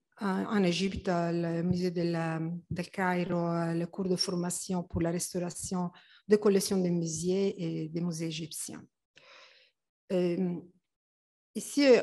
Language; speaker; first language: French; non-native, fluent; Italian